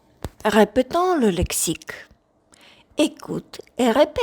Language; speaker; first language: French; non-native, fluent; Ukrainian